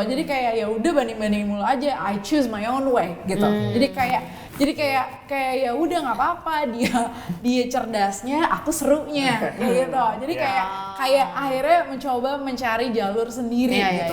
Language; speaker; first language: Indonesian; native; Indonesian